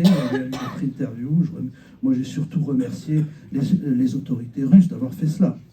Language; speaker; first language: French; native; French